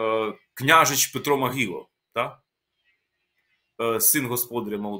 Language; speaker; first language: Ukrainian; native; Ukrainian